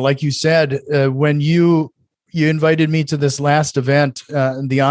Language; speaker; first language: English; native; English